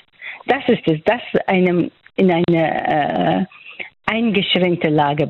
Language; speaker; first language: German; non-native, fluent; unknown